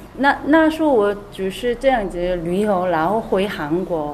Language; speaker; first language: Chinese; non-native, learner; Korean